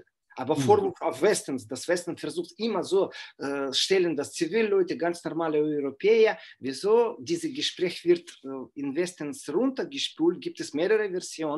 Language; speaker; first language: German; non-native, fluent; Russian